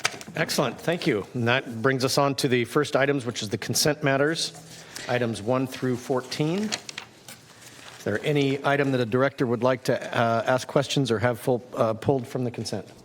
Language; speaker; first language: English; native; English